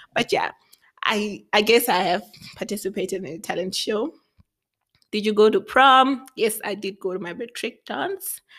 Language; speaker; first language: English; non-native, local second language; Venda